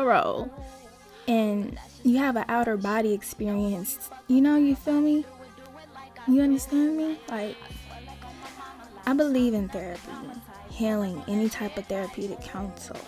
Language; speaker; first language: English; native; English